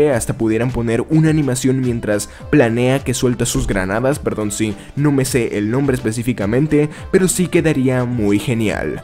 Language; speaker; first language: Spanish; native; Spanish